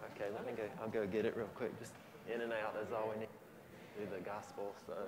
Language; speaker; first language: English; native; English